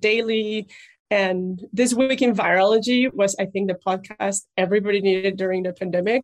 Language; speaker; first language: English; non-native, fluent; Spanish